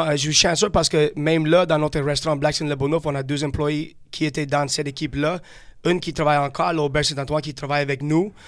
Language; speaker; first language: French; non-native, fluent; English